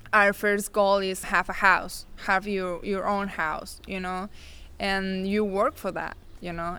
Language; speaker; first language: English; non-native, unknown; Spanish